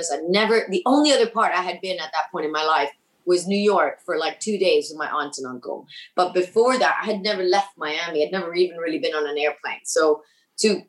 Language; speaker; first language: English; early bilingual, other home language; Spanish